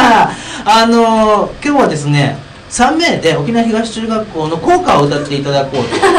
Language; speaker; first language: Japanese; native; Japanese